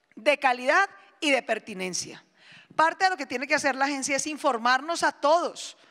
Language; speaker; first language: Spanish; native; Spanish